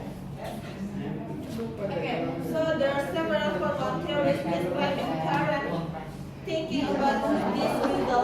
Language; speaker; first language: English; non-native, learner; Indonesian